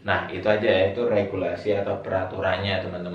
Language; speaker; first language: Indonesian; native; Indonesian